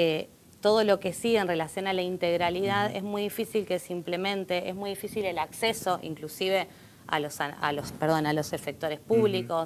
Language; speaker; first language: Spanish; native; Spanish